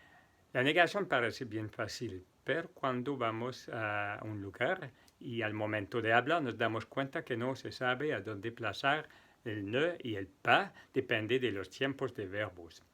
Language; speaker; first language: Spanish; non-native, fluent; French